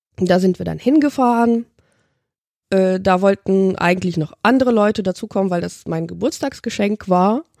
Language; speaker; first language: German; early bilingual, other home language; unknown